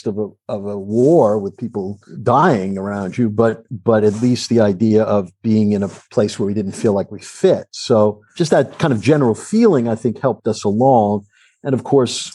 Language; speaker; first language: English; native; English